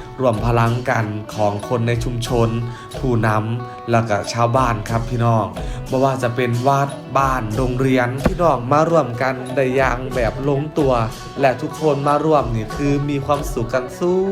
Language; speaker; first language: Thai; non-native, local second language; Lao